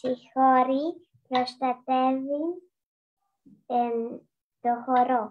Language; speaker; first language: Greek; non-native, learner; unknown